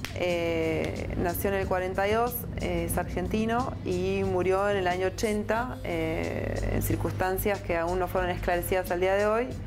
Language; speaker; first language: Spanish; early bilingual, heritage; Spanish